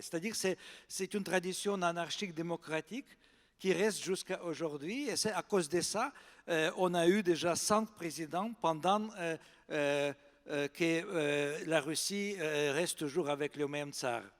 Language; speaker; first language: French; non-native, fluent; Russian